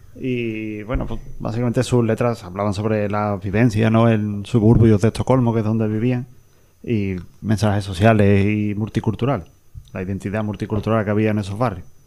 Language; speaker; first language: Spanish; native; Spanish